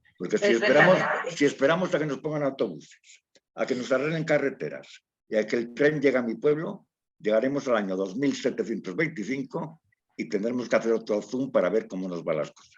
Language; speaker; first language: Spanish; native; Spanish